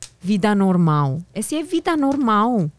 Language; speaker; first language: Portuguese; non-native, learner; Persian